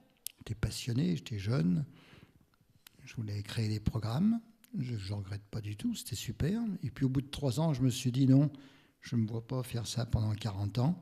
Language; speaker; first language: French; native; French